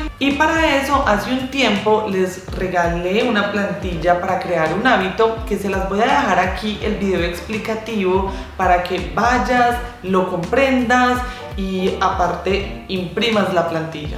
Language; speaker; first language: Spanish; native; Spanish